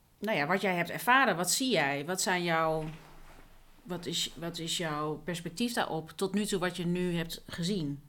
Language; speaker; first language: Dutch; native; Dutch